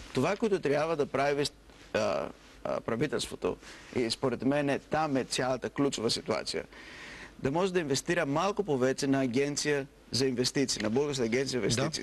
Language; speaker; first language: Bulgarian; non-native, fluent; Greek